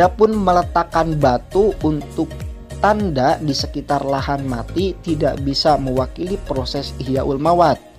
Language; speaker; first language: Indonesian; native; Indonesian